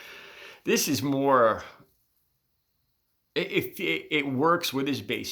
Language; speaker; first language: English; native; English